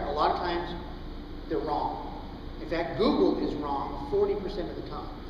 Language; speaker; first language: English; native; English